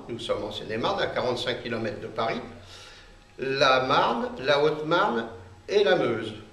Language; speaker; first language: French; native; French